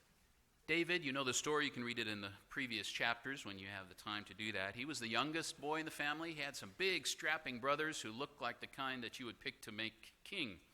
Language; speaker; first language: English; native; English